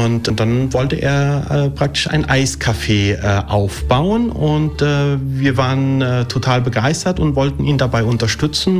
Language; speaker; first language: German; early bilingual, other home language; Italian